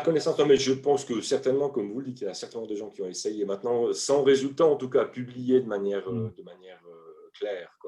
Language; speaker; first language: French; native; French